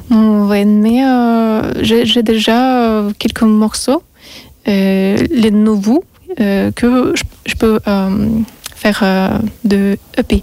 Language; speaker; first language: French; non-native, learner; Russian